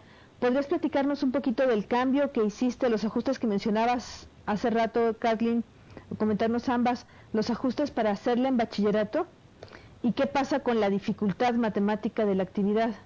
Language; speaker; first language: Spanish; native; Spanish